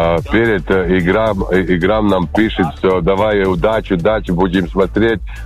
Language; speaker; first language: Russian; non-native, learner; Latvian